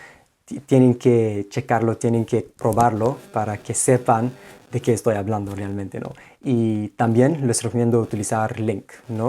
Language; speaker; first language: Spanish; non-native, fluent; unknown